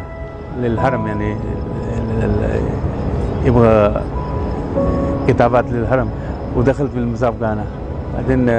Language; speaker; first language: Arabic; non-native, learner; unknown